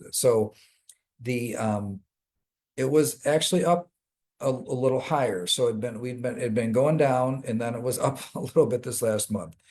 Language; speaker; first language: English; native; English